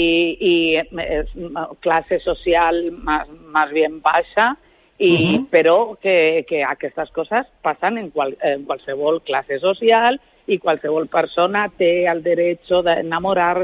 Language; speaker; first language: Catalan; non-native, local second language; Spanish